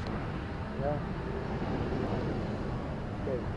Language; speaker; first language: English; non-native, fluent; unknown